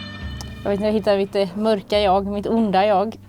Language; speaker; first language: Swedish; native; Swedish